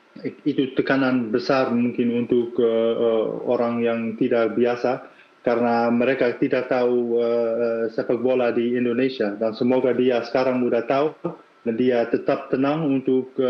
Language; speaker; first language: Indonesian; non-native, fluent; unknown